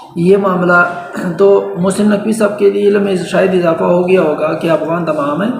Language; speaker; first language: Urdu; non-native, local second language; Pashto